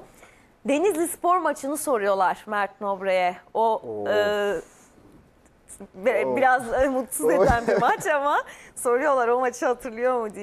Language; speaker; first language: Turkish; native; Turkish